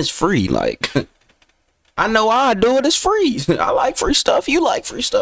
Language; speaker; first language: English; native; English